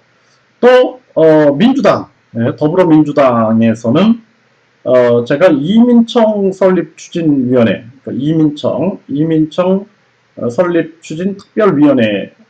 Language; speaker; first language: Korean; native; Korean